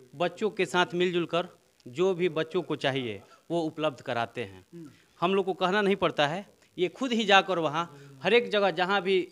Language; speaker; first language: Hindi; native; Hindi